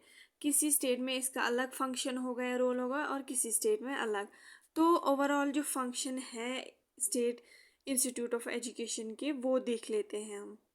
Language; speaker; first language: Hindi; native; Hindi